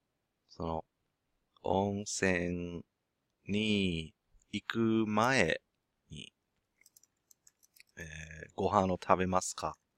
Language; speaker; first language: Japanese; non-native, learner; English